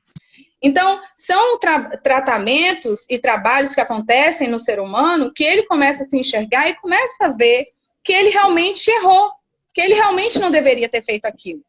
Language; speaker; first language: Portuguese; native; Portuguese